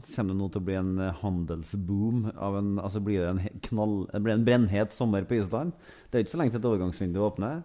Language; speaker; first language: Norwegian; native; Norwegian